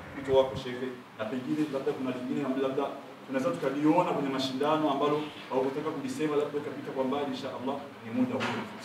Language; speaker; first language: Swahili; native; Swahili